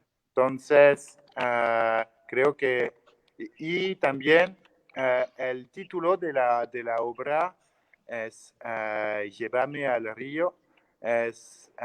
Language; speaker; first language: Spanish; non-native, learner; French